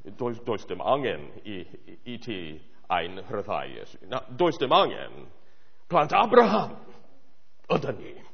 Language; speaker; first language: Welsh; non-native, fluent; English